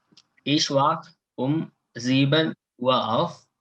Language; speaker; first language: German; non-native, learner; Malayalam